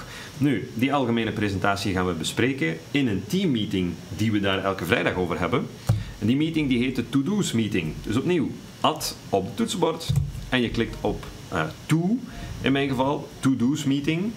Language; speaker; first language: Dutch; native; Dutch